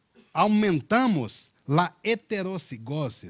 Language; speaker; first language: Spanish; non-native, learner; Portuguese